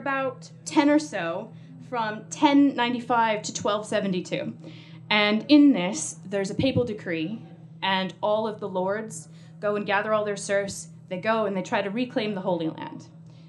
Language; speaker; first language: English; native; English